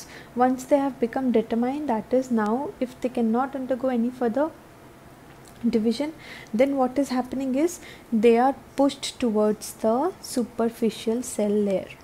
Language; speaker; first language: English; non-native, local second language; Hindi